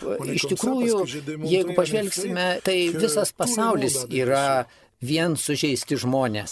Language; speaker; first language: Lithuanian; non-native, fluent; Italian